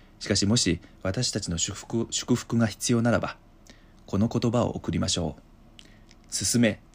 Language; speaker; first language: Japanese; non-native, fluent; Chinese